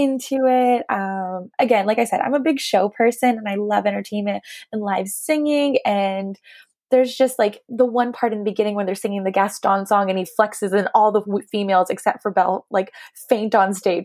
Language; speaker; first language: English; native; English